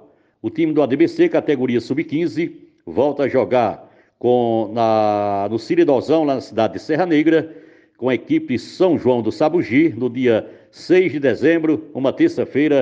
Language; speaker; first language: Portuguese; native; Portuguese